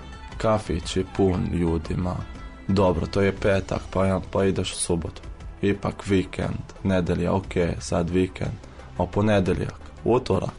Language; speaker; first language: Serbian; non-native, fluent; Arabic